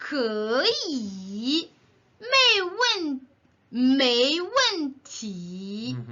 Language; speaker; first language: Chinese; non-native, learner; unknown